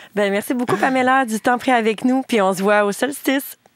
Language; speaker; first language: French; native; French